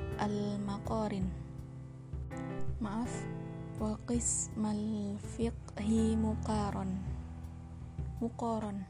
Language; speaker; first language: Arabic; non-native, learner; Indonesian